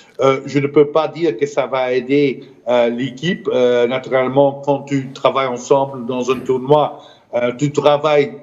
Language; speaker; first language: French; non-native, fluent; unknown